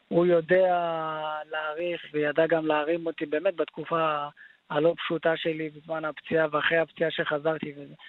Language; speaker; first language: Hebrew; native; Hebrew